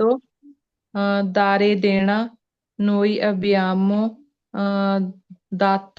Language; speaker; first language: Italian; non-native, learner; Punjabi